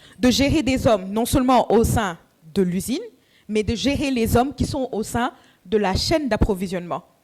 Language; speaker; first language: French; non-native, local second language; Wolof